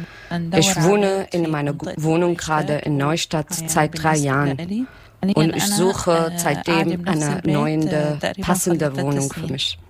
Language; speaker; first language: German; non-native, learner; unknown